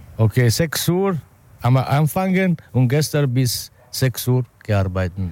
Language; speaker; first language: German; non-native, learner; Italian